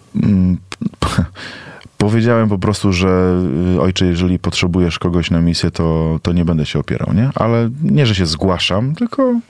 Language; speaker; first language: Polish; native; Polish